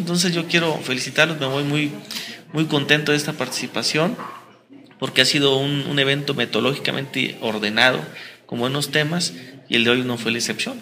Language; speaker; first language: Spanish; native; Spanish